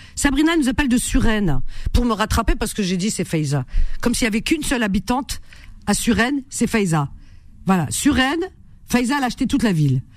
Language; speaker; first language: French; early bilingual, other home language; Arabic